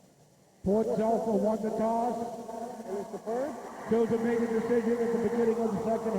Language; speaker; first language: English; native; English